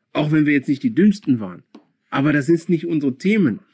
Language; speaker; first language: German; early bilingual, other home language; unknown